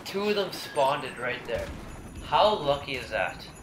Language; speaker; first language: English; native; English